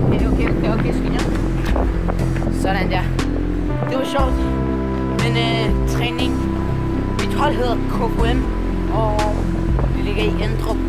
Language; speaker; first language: Danish; non-native, local second language; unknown